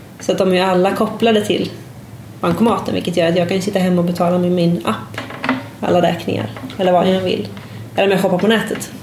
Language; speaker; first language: Swedish; native; Swedish